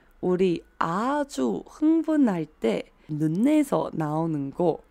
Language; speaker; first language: Korean; non-native, fluent; Chinese